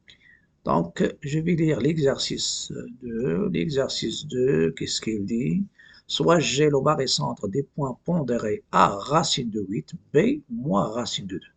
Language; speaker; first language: French; non-native, local second language; Arabic